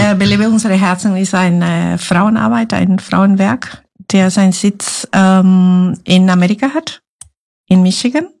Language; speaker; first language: German; non-native, fluent; Spanish